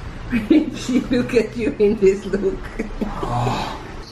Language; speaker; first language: English; non-native, fluent; Dutch